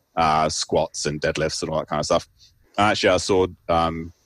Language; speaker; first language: English; native; English